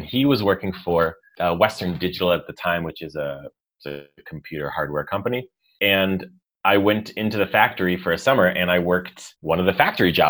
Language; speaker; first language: English; native; English